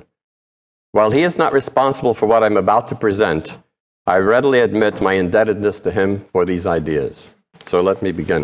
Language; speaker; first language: English; early bilingual, other home language; Polish